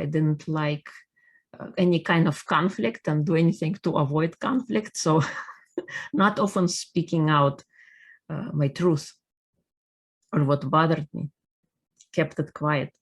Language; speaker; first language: English; non-native, fluent; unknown